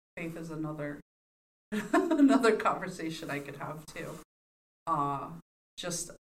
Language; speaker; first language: English; native; English